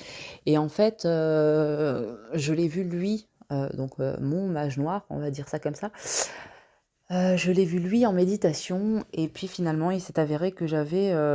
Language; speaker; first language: French; native; French